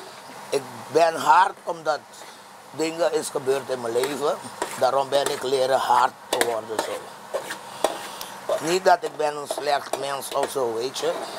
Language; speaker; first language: Dutch; non-native, fluent; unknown